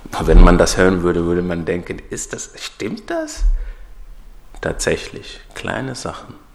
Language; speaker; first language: German; non-native, fluent; Swahili